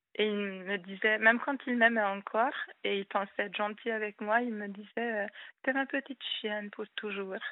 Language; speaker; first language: French; non-native, fluent; Hungarian